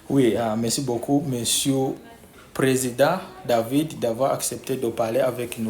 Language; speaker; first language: French; non-native, fluent; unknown